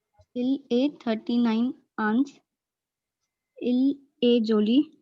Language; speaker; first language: French; non-native, learner; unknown